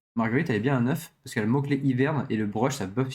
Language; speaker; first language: French; native; French